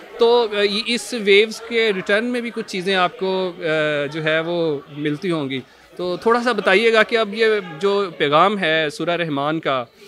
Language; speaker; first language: Urdu; non-native, local second language; Punjabi